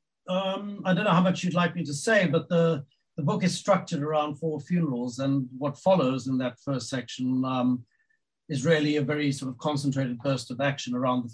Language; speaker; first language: English; native; English